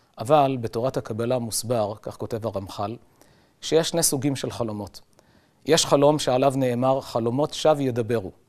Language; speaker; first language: Hebrew; native; Hebrew